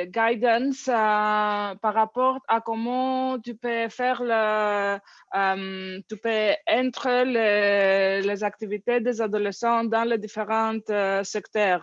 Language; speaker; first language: French; non-native, learner; English